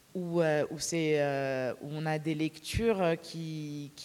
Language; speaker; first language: French; native; French